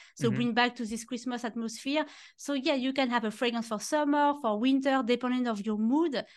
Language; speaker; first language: English; non-native, fluent; French